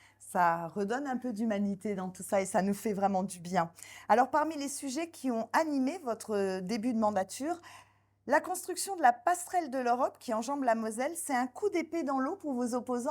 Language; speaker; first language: French; native; French